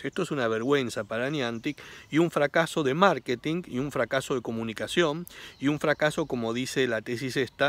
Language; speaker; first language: Spanish; native; Spanish